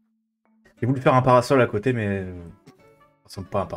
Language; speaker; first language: French; native; French